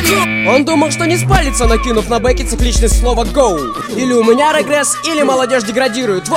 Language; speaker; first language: Russian; native; Russian